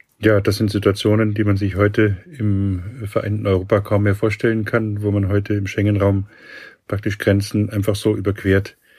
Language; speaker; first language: German; native; German